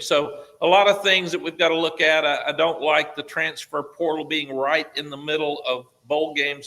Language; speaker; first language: English; native; English